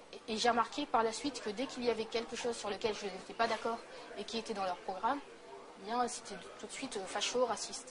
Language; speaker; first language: French; native; French